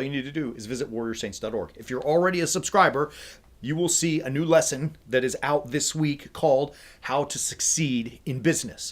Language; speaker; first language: English; native; English